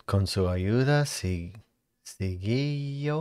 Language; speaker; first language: Spanish; non-native, learner; English